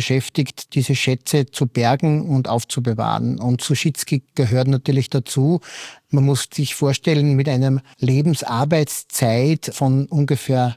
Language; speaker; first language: German; native; German